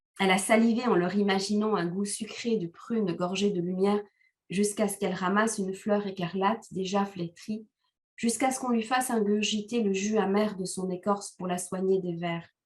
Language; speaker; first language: French; non-native, local second language; Kinyarwanda